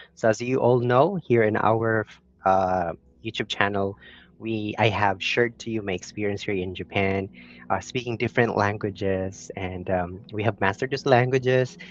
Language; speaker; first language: English; non-native, local second language; Cebuano